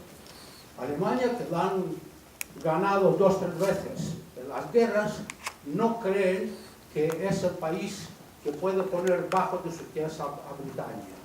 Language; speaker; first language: Spanish; non-native, fluent; Greek